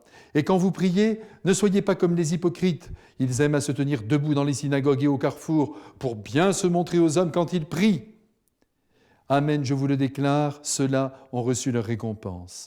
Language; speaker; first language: French; native; French